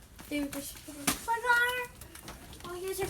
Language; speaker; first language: English; native; English